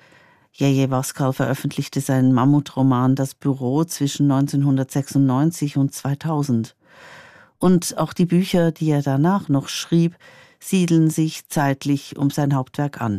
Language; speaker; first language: German; native; German